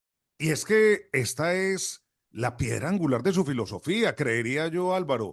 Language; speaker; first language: Spanish; native; Spanish